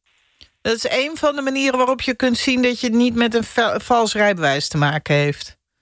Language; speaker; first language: Dutch; native; Dutch